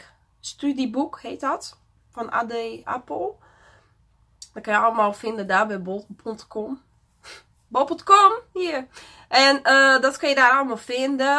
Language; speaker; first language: Dutch; non-native, fluent; Portuguese